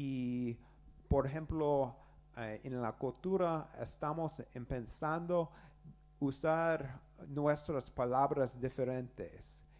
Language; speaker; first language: Spanish; non-native, learner; English